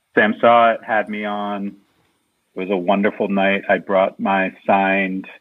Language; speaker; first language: English; native; English